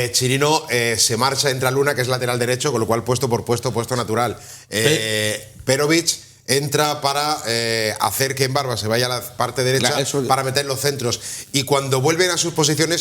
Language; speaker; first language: Spanish; native; Spanish